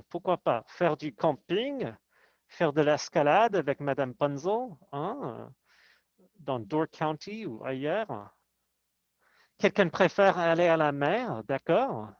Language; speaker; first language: French; non-native, fluent; English